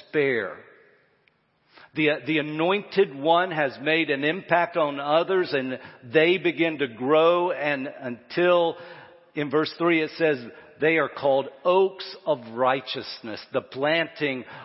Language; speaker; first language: English; native; English